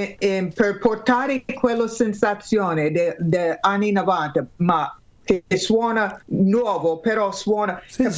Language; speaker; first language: Italian; non-native, learner; English